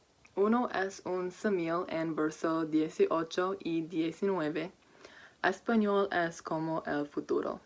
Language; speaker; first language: Spanish; non-native, learner; English